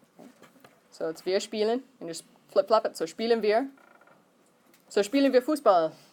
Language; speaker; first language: German; non-native, fluent; English